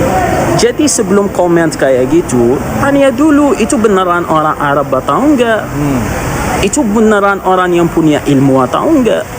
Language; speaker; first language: Indonesian; non-native, fluent; Arabic